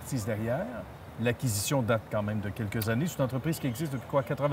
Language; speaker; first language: French; native; French